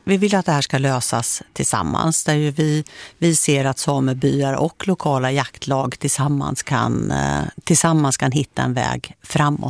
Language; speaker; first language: Swedish; native; Swedish